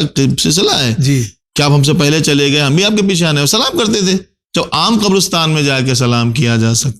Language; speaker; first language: Urdu; native; Urdu